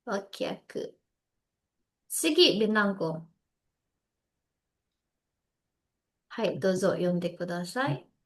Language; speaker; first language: Japanese; non-native, learner; Indonesian